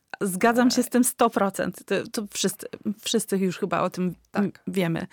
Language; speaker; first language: Polish; native; Polish